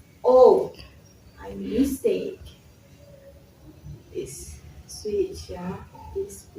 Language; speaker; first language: English; non-native, learner; Indonesian